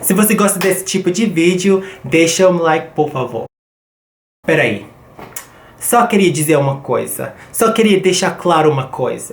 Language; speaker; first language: Portuguese; non-native, fluent; English